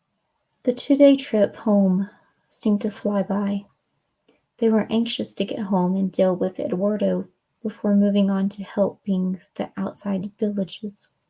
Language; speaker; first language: English; native; English